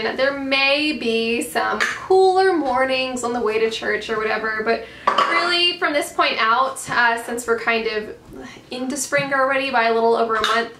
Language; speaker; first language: English; native; English